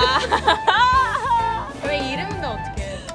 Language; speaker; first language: Korean; early bilingual, heritage; English